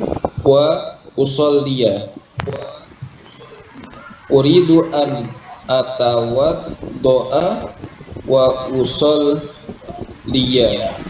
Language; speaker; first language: Arabic; non-native, fluent; Malay